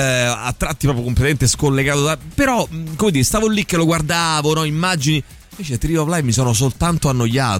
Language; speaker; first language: Italian; native; Italian